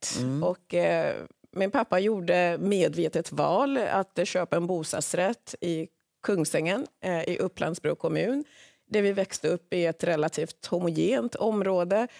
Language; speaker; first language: Swedish; early bilingual, other home language; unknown